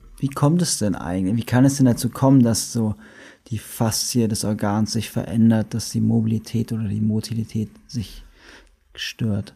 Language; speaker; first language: German; native; German